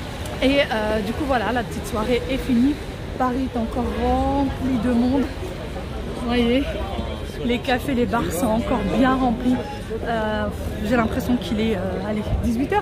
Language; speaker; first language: French; native; French